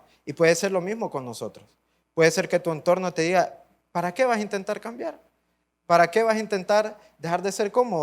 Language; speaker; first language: Spanish; native; Spanish